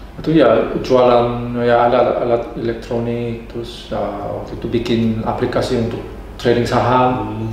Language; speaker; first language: Indonesian; non-native, fluent; Korean